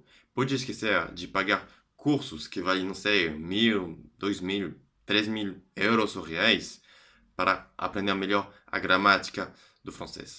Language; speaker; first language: Portuguese; non-native, fluent; French